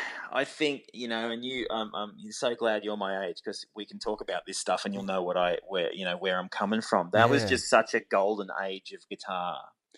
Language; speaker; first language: English; native; English